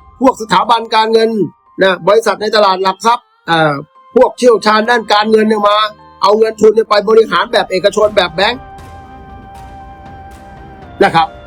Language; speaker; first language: Thai; native; Thai